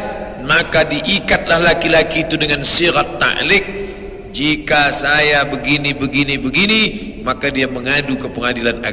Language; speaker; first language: Indonesian; native; Indonesian